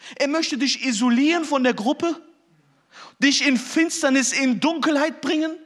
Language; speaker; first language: German; early bilingual, other home language; Turkish